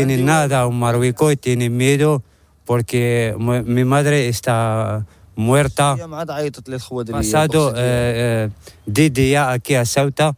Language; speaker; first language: Spanish; non-native, learner; Arabic